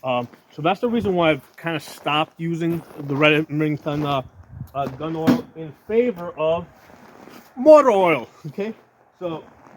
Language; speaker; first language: English; native; English